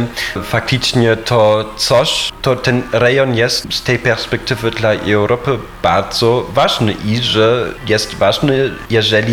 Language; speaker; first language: Polish; non-native, fluent; German